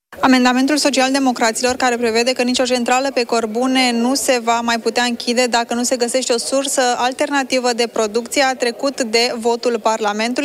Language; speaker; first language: Romanian; native; Romanian